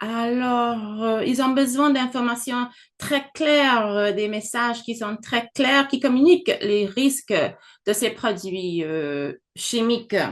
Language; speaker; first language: French; non-native, fluent; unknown